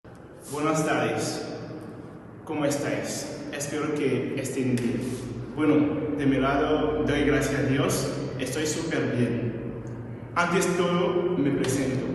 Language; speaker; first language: Spanish; non-native, fluent; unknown